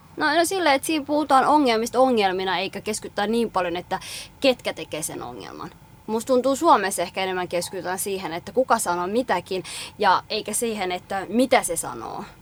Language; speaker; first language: Finnish; early bilingual, other home language; Somali